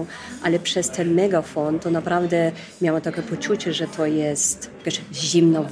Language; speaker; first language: Polish; non-native, fluent; German